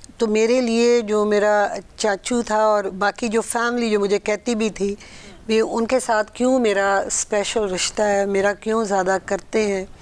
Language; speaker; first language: Urdu; early bilingual, heritage; Urdu